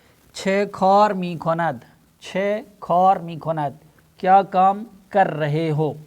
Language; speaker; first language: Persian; non-native, fluent; Urdu